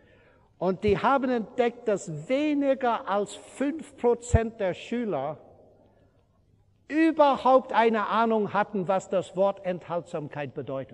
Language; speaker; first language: German; non-native, fluent; English